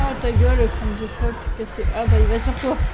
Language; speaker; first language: French; native; French